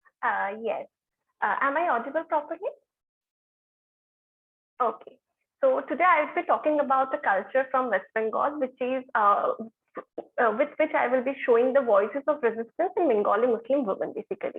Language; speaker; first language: English; non-native, local second language; Bangla